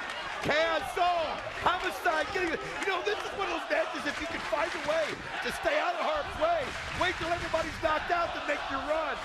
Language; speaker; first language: English; native; English